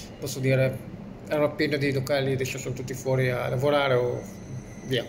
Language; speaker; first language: Italian; native; Italian